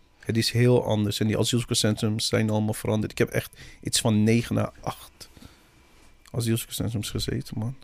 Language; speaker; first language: Dutch; early bilingual, other home language; Persian